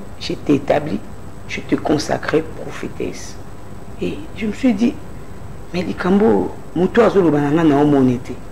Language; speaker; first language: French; non-native, local second language; Lingala